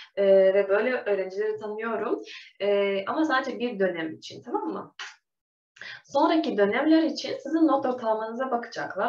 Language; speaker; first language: Turkish; non-native, fluent; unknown